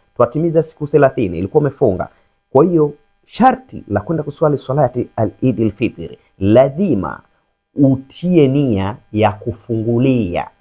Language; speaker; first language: Swahili; native; Swahili